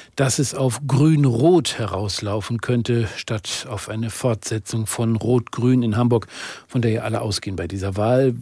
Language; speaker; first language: German; native; German